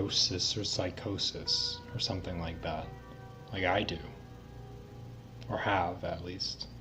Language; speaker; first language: English; native; English